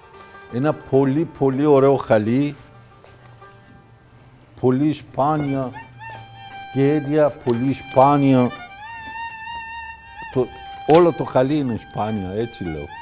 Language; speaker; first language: Greek; non-native, learner; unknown